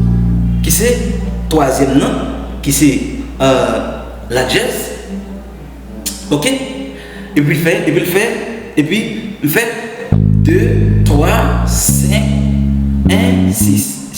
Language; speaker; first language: French; non-native, learner; Haitian Creole